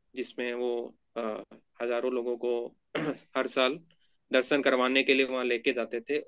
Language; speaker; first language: Hindi; native; Hindi